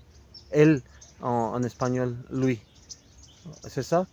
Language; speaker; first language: French; non-native, fluent; Spanish